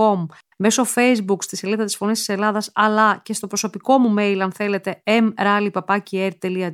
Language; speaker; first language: Greek; native; Greek